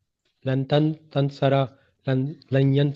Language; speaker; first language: Arabic; non-native, learner; Urdu